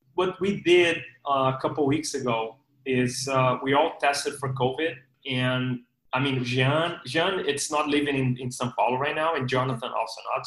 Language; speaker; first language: English; non-native, fluent; Portuguese